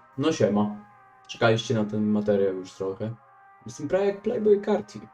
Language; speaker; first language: Polish; native; Polish